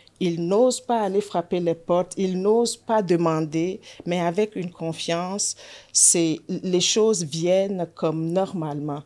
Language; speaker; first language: French; native; French